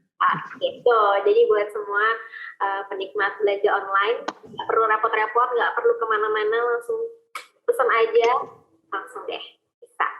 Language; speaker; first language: Indonesian; native; Indonesian